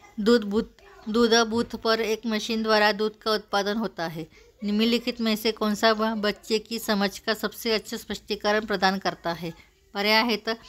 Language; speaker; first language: Hindi; non-native, local second language; Marathi